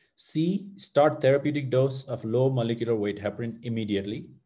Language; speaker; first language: English; non-native, local second language; Nepali